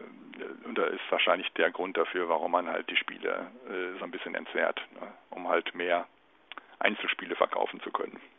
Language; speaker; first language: German; native; German